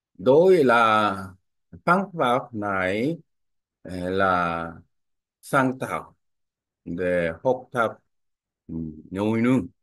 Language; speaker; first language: Vietnamese; non-native, learner; Korean